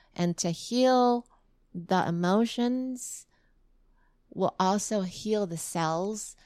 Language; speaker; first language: English; early bilingual, other home language; Vietnamese